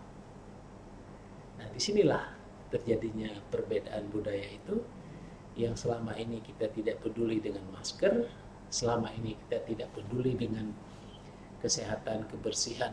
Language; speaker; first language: Indonesian; native; Indonesian